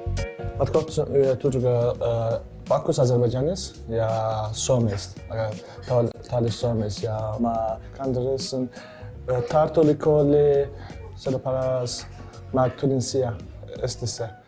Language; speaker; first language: Estonian; non-native, learner; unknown